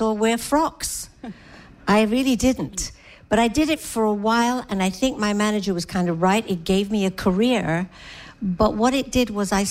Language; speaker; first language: English; native; English